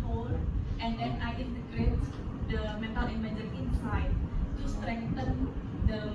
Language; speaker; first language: English; non-native, fluent; Indonesian